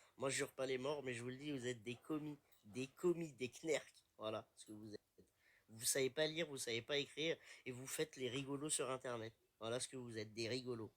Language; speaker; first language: French; native; French